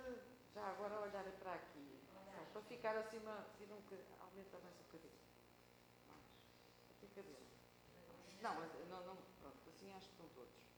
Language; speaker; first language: Portuguese; native; Portuguese